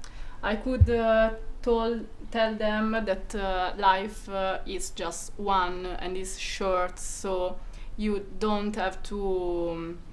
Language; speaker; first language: English; non-native, fluent; Italian